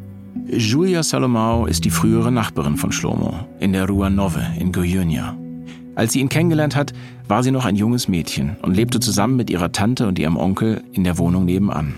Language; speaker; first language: German; native; German